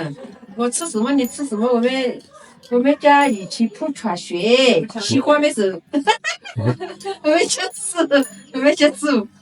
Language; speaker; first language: Chinese; non-native, local second language; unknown